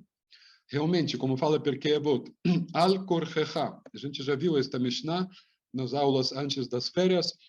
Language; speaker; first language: Portuguese; non-native, fluent; Hebrew